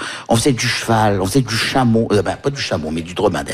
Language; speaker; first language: French; early bilingual, other home language; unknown